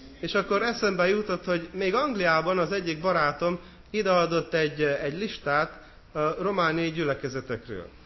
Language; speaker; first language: Hungarian; native; Hungarian